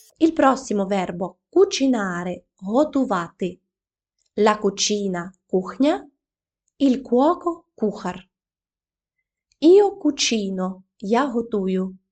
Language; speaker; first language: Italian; non-native, fluent; Ukrainian